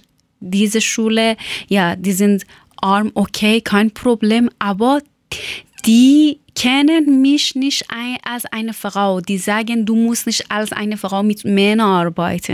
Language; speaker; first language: German; non-native, learner; Persian